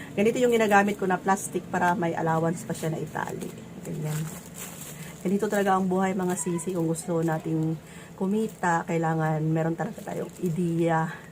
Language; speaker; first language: Filipino; native; Filipino